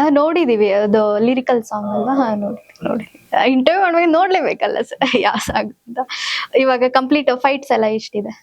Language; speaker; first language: Kannada; native; Kannada